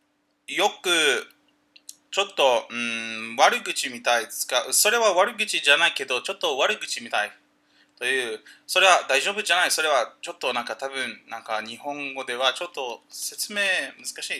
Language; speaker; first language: Japanese; non-native, learner; English